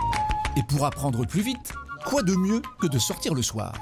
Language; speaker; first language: French; native; French